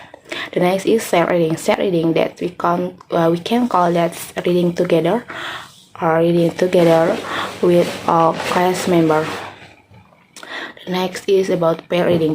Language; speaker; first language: English; non-native, learner; Indonesian